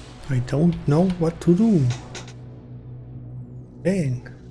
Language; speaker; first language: English; non-native, learner; German